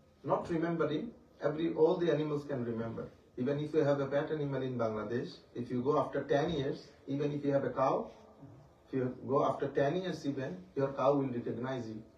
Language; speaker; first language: English; non-native, local second language; Bangla